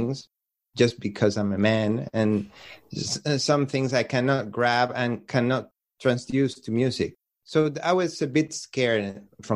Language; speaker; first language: English; non-native, learner; Spanish